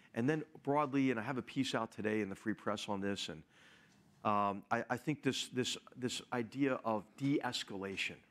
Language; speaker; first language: English; native; English